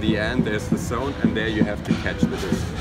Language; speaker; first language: English; non-native, fluent; German